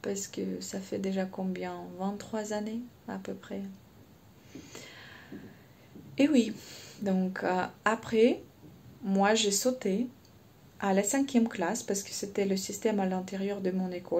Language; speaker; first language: French; non-native, fluent; Russian